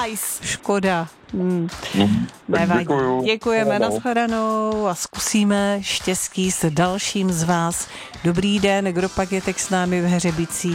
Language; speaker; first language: Czech; native; Czech